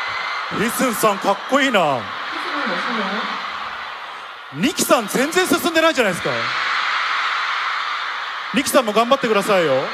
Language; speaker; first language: Japanese; native; Japanese